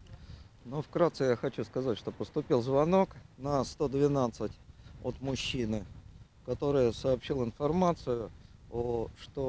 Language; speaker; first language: Russian; native; Russian